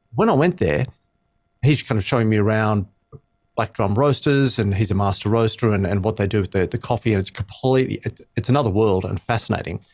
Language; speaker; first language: English; native; English